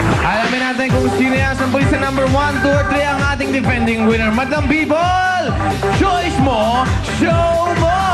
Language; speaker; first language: Filipino; native; Filipino